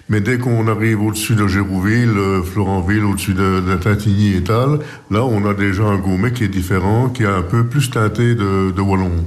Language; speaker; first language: French; native; French